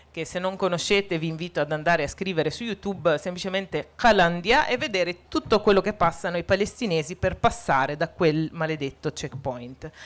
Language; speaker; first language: Italian; non-native, fluent; Arabic